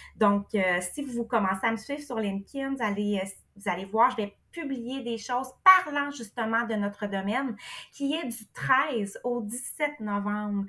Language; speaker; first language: French; native; French